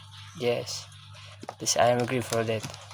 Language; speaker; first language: English; non-native, learner; Indonesian